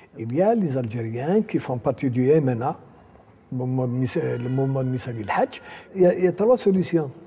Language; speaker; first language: French; non-native, local second language; Arabic